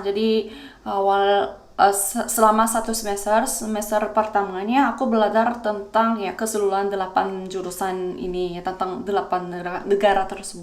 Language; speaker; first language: Indonesian; non-native, fluent; Korean